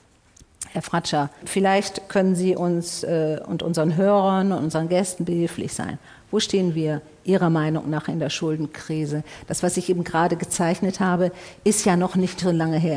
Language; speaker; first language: German; native; German